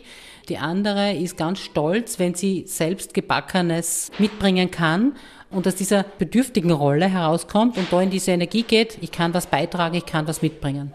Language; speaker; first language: German; native; German